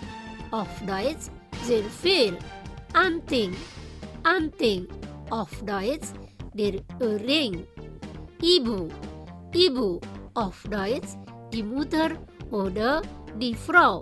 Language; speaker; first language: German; non-native, fluent; Indonesian